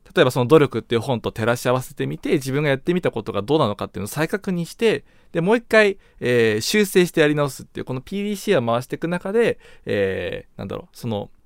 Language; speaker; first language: Japanese; native; Japanese